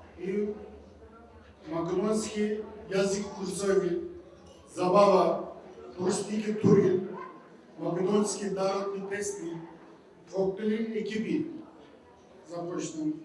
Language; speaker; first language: Macedonian; early bilingual, heritage; Macedonian